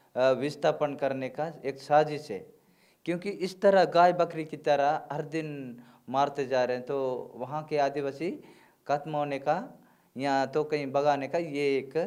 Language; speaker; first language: Hindi; non-native, local second language; Gondi